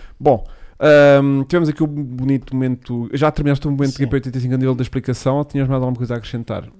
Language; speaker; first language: Portuguese; native; Portuguese